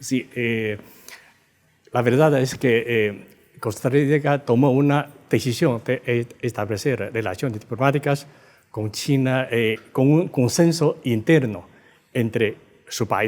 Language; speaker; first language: Spanish; non-native, fluent; Chinese